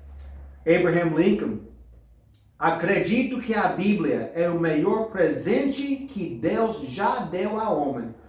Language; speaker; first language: Portuguese; non-native, fluent; English